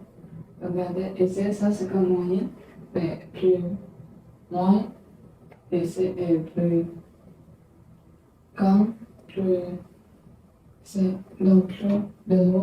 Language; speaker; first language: French; non-native, learner; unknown